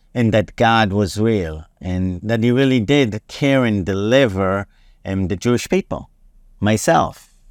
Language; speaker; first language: English; non-native, fluent; Hebrew